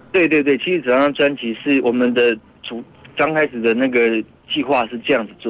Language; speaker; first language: Chinese; native; Chinese